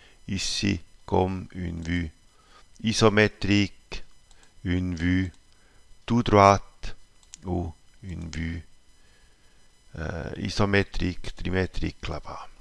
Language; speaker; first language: French; non-native, local second language; German